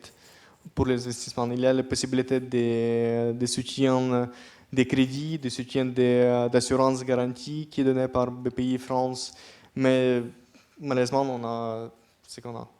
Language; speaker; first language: French; non-native, fluent; Ukrainian